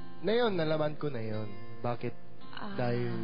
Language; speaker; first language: Filipino; non-native, learner; Korean